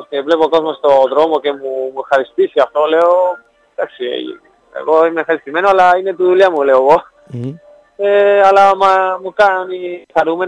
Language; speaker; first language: Greek; non-native, learner; Spanish